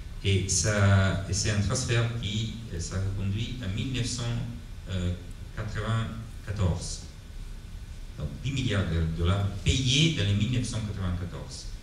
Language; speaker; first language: French; non-native, fluent; Italian